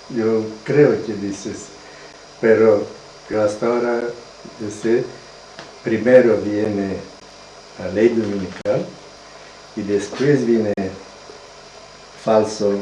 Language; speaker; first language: Spanish; non-native, learner; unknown